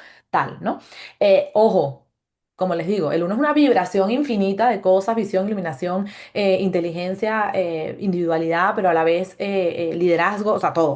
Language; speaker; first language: Spanish; native; Spanish